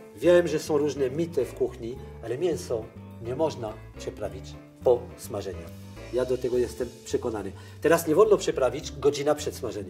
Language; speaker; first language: Polish; non-native, fluent; French